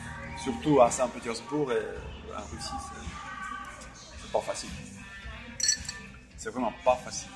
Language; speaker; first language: French; non-native, fluent; Russian